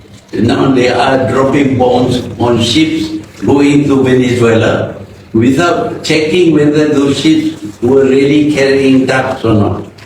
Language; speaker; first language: English; non-native, local second language; Malay